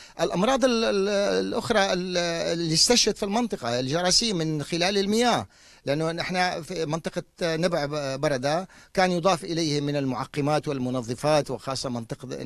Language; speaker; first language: Arabic; native; Arabic